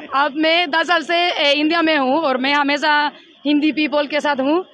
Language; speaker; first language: Hindi; non-native, learner; Spanish